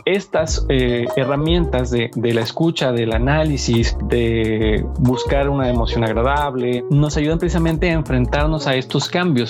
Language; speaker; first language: Spanish; native; Spanish